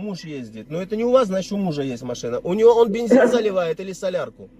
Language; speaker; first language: Russian; native; Russian